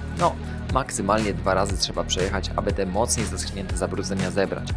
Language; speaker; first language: Polish; native; Polish